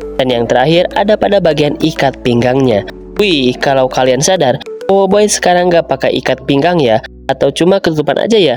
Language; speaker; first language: Indonesian; native; Indonesian